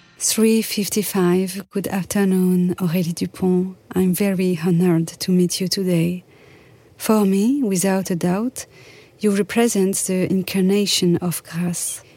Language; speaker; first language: English; non-native, fluent; French